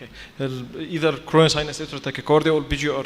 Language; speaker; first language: English; non-native, fluent; Arabic